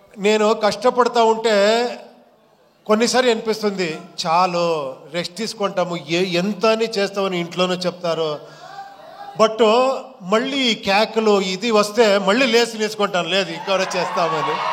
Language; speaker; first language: Telugu; non-native, fluent; Kannada